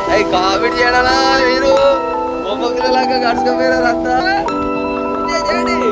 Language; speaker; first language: Telugu; native; Telugu